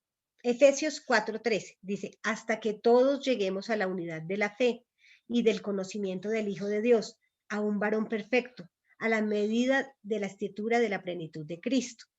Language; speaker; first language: Spanish; native; Spanish